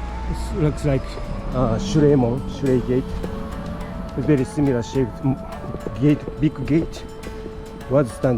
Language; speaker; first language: English; non-native, learner; Japanese